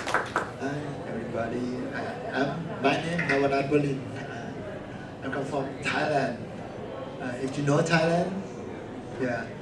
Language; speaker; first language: English; non-native, learner; Thai